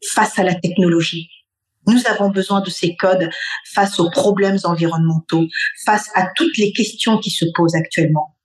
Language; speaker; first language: French; non-native, local second language; Bambara